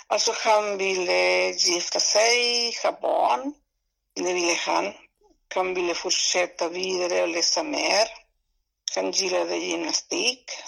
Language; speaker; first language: Swedish; non-native, fluent; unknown